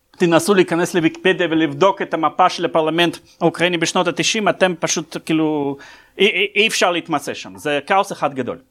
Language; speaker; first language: Hebrew; non-native, fluent; Russian